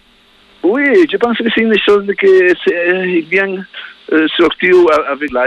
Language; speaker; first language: French; non-native, learner; Spanish